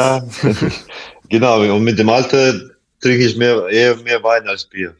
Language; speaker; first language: German; non-native, fluent; Latvian